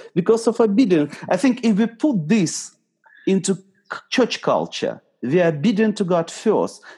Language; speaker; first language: English; non-native, fluent; Ukrainian